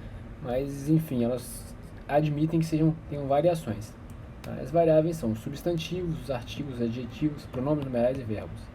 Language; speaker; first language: Portuguese; native; Portuguese